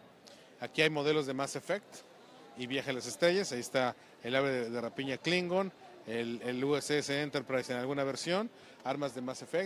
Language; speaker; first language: Spanish; native; Spanish